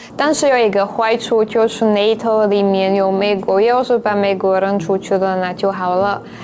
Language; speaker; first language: Chinese; non-native, fluent; Slovak